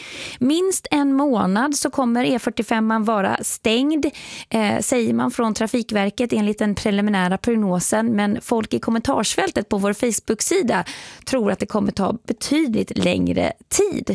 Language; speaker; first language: Swedish; native; Swedish